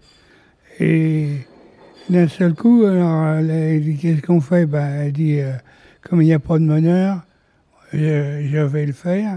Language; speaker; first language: French; native; French